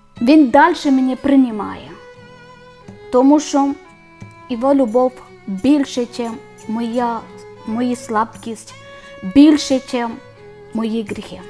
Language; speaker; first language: Ukrainian; non-native, learner; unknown